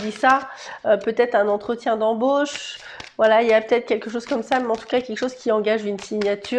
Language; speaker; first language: French; native; French